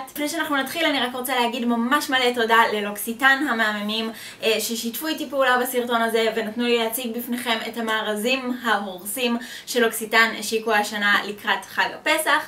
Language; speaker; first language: Hebrew; native; Hebrew